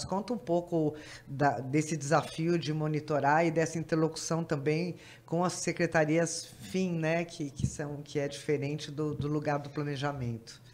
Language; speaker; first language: Portuguese; native; Portuguese